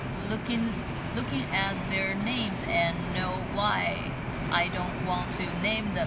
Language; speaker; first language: English; non-native, fluent; Chinese